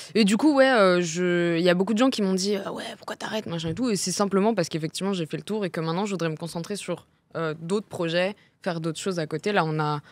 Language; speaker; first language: French; native; French